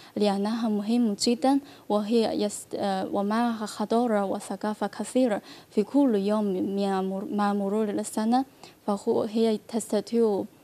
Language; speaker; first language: Arabic; non-native, learner; Chinese